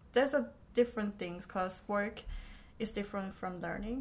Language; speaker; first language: English; non-native, fluent; Korean